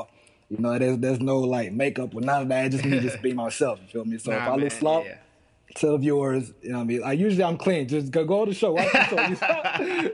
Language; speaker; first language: English; early bilingual, other home language; Haitian Creole